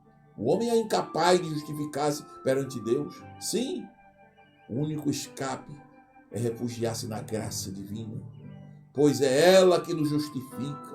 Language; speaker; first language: Portuguese; native; Portuguese